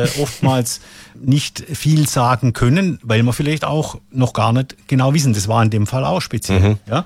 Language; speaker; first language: German; native; German